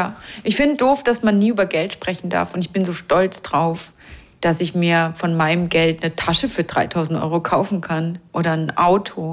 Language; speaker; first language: German; native; German